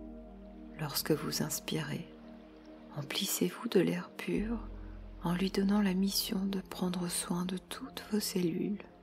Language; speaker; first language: French; native; French